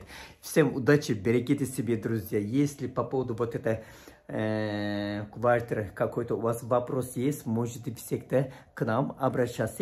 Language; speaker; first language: Russian; non-native, fluent; Turkish